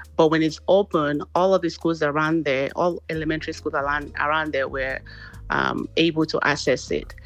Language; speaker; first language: English; non-native, local second language; Igbo